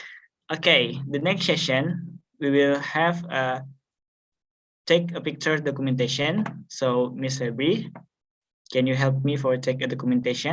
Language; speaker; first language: English; non-native, fluent; Indonesian